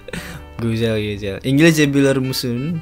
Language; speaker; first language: Turkish; non-native, learner; Indonesian